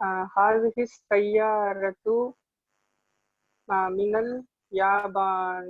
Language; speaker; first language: Arabic; non-native, learner; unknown